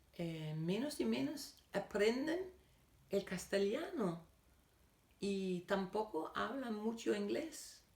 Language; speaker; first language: Spanish; non-native, fluent; Danish